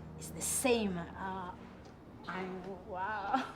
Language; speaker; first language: English; non-native, learner; Spanish